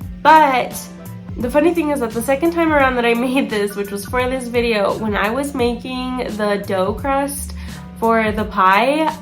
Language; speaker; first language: English; native; English